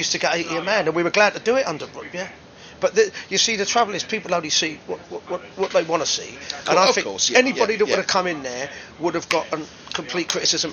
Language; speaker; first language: English; native; English